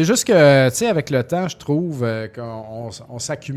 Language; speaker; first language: French; native; French